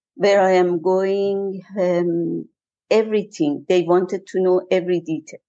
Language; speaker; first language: English; non-native, fluent; Persian